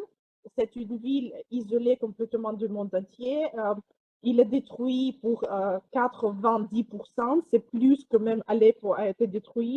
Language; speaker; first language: French; non-native, fluent; Ukrainian